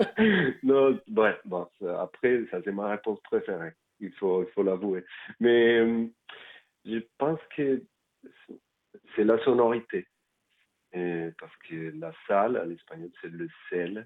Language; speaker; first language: French; non-native, fluent; Spanish